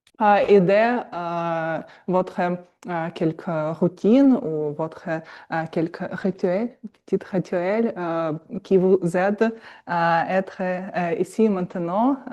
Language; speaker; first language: French; non-native, learner; Russian